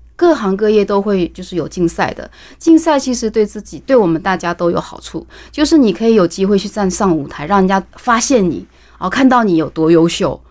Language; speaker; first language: Chinese; native; Chinese